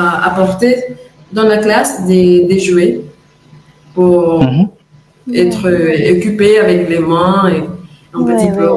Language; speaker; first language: French; non-native, fluent; Spanish